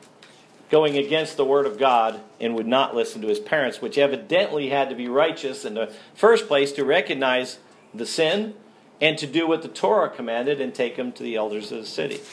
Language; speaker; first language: English; native; English